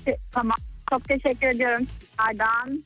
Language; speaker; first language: Turkish; early bilingual, heritage; Turkish